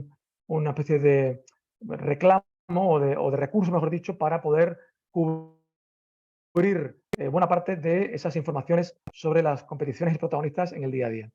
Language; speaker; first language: Spanish; native; Spanish